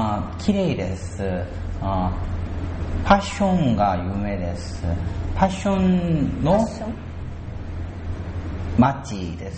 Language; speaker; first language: Japanese; non-native, learner; Korean